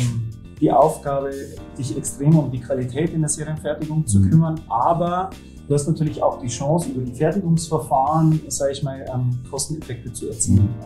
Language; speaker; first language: German; native; German